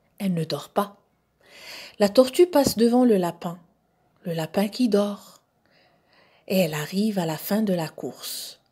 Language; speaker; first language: French; non-native, local second language; Arabic